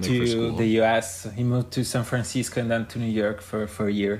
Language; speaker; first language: English; non-native, fluent; Italian